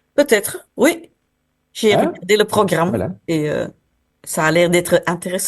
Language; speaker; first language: French; non-native, local second language; Dutch